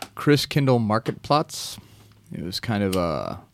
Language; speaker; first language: English; early bilingual, other home language; Romanian